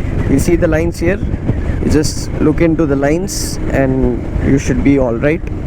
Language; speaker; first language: English; non-native, local second language; Tamil